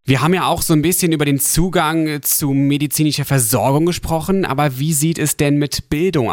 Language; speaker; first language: German; native; German